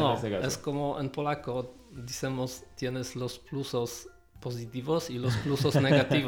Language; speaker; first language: Spanish; non-native, learner; Polish